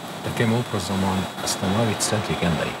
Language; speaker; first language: Russian; non-native, fluent; Mongolian